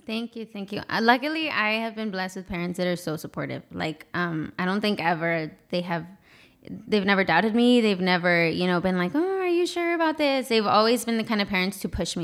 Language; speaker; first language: English; early bilingual, other home language; Spanish